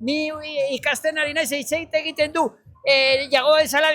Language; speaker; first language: Basque; non-native, learner; Spanish